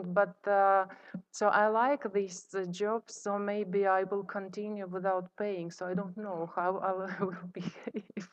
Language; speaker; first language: English; non-native, fluent; Russian